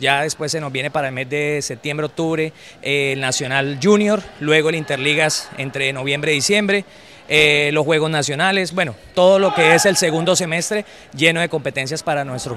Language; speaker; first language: Spanish; native; Spanish